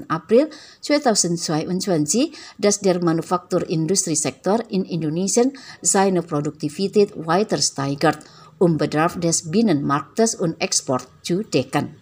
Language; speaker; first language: German; non-native, fluent; Indonesian